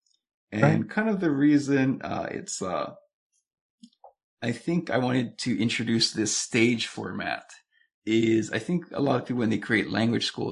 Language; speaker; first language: English; native; English